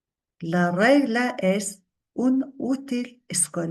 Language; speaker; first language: Spanish; non-native, fluent; Mongolian